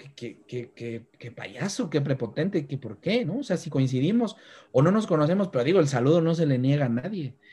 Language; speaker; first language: Spanish; native; Spanish